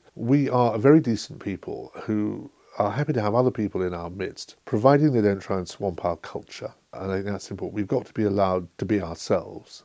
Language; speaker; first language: English; native; English